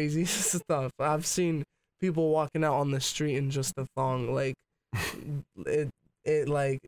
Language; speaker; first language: English; native; English